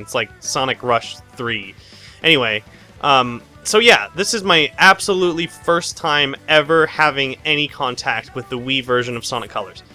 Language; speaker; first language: English; native; English